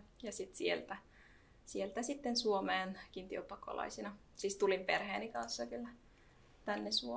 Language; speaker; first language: Finnish; non-native, fluent; Arabic